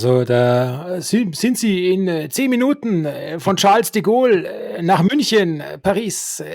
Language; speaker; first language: German; native; German